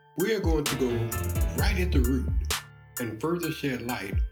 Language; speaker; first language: English; native; English